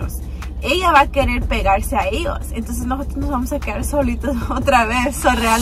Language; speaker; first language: Spanish; early bilingual, heritage; Spanish